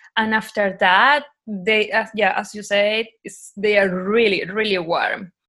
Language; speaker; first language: English; non-native, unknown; Spanish